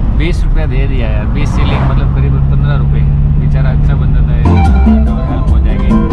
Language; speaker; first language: Hindi; native; Hindi